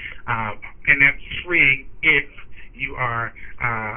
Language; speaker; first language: English; native; English